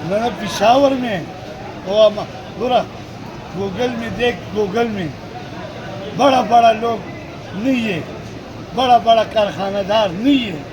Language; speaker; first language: Hindi; non-native, local second language; Pashto